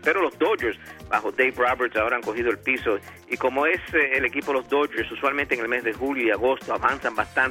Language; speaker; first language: Spanish; native; Spanish